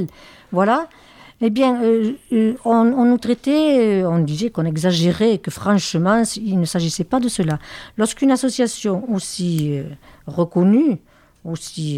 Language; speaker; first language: French; native; French